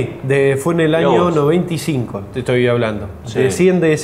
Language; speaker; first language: Spanish; native; Spanish